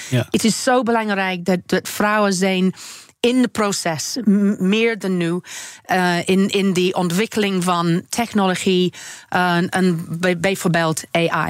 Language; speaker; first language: Dutch; non-native, learner; English